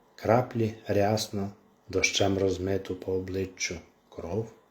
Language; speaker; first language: Ukrainian; native; Ukrainian